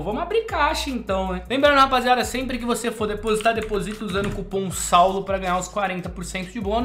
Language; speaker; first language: Portuguese; native; Portuguese